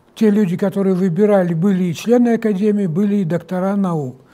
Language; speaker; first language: Russian; native; Russian